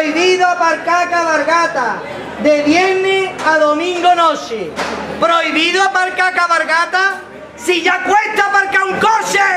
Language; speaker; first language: Spanish; native; Spanish